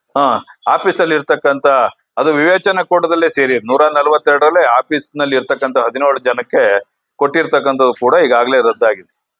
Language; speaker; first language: Kannada; native; Kannada